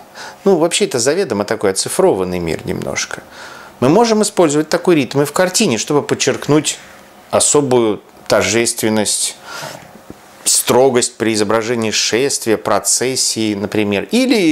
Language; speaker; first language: Russian; native; Russian